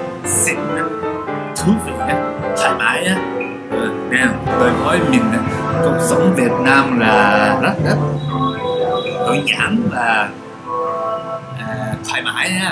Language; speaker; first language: Vietnamese; non-native, fluent; Japanese